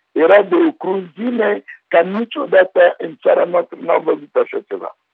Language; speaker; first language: Romanian; non-native, fluent; Sango